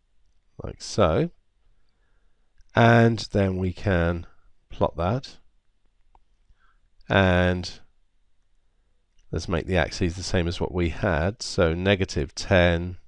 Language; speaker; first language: English; native; English